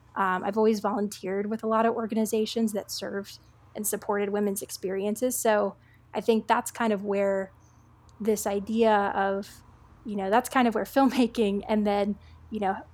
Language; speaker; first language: English; native; English